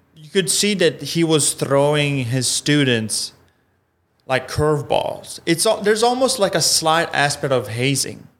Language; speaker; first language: English; non-native, fluent; Italian